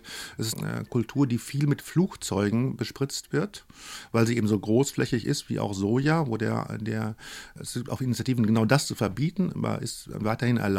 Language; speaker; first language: German; native; German